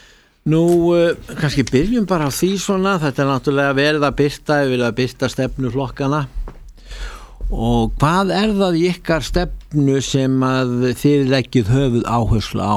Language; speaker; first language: Icelandic; native; Icelandic